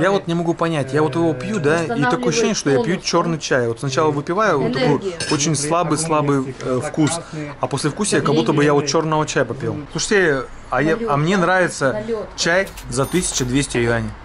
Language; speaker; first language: Russian; native; Russian